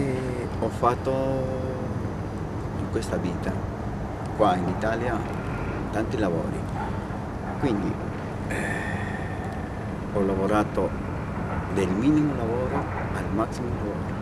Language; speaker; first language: Italian; non-native, learner; Spanish